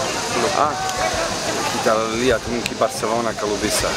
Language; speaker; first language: Indonesian; non-native, learner; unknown